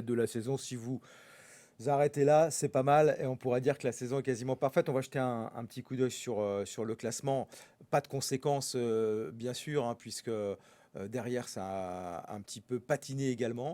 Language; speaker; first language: French; native; French